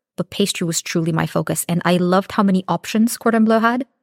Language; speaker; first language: English; early bilingual, other home language; Romanian